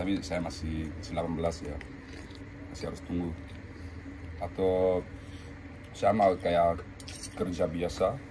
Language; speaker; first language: Indonesian; early bilingual, heritage; Dutch